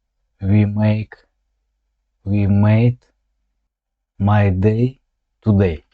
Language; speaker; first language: English; non-native, learner; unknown